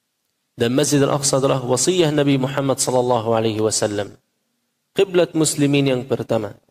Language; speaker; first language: Indonesian; non-native, fluent; Arabic